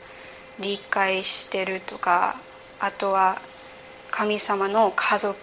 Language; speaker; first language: Japanese; early bilingual, heritage; English